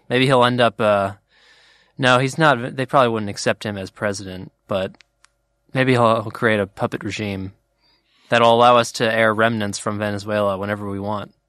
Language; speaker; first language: English; native; English